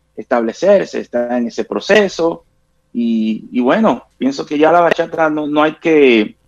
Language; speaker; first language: Spanish; native; Spanish